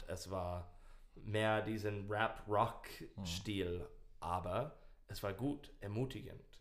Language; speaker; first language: German; non-native, learner; English